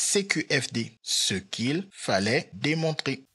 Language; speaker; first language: French; native; French